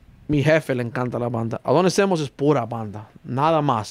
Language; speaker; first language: Spanish; early bilingual, heritage; Spanish